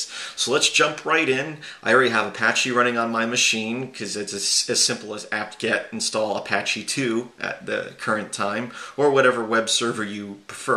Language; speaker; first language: English; native; English